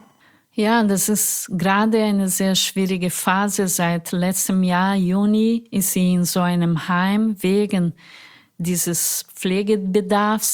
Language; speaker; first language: German; non-native, fluent; Portuguese